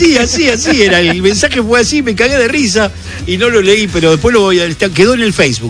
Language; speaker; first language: Spanish; native; Spanish